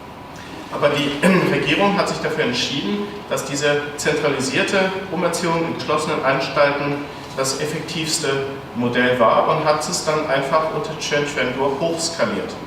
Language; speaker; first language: German; native; German